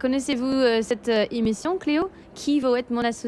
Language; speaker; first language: French; native; French